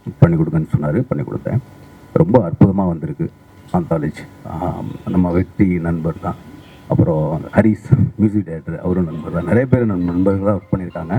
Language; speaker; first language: Tamil; native; Tamil